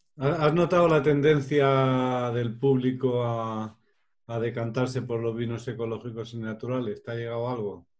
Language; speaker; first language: Spanish; native; Spanish